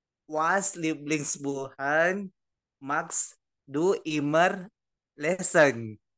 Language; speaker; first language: German; non-native, learner; Indonesian